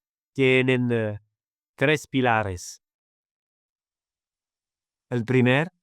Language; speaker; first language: Spanish; non-native, fluent; Arabic